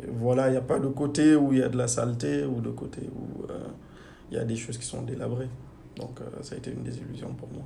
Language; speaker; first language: French; non-native, local second language; Fula